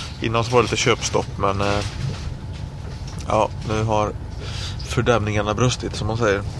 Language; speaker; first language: Swedish; native; Swedish